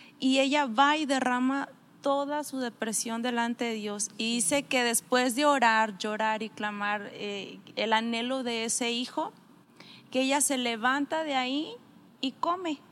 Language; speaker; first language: Spanish; native; Spanish